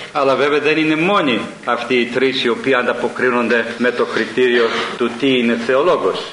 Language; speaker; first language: Greek; early bilingual, heritage; Greek